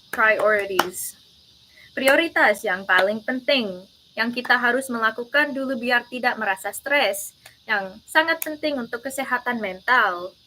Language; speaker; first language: Indonesian; early bilingual, heritage; English